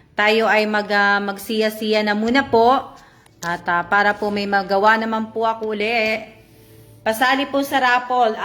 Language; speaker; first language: Filipino; native; Filipino